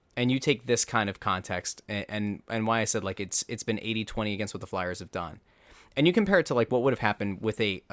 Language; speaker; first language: English; native; English